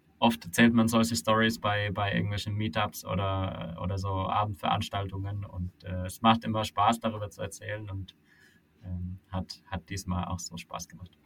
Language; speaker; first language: German; non-native, fluent; Finnish